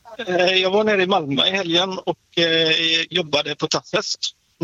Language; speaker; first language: Swedish; native; Swedish